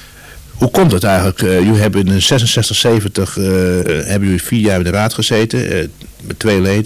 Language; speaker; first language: Dutch; native; Dutch